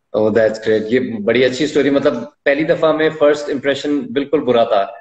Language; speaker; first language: Urdu; native; Urdu